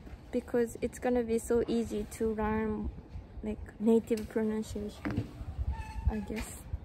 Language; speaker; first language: English; non-native, fluent; Japanese